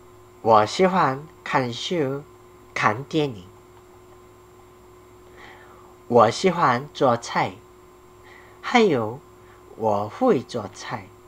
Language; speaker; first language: Chinese; non-native, learner; Korean